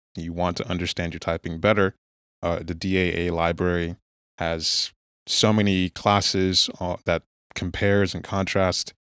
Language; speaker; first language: English; non-native, local second language; Igbo